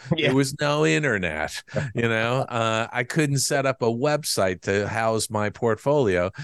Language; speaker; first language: English; native; English